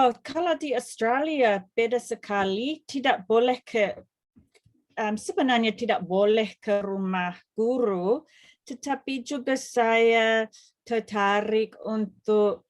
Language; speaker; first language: Indonesian; non-native, fluent; English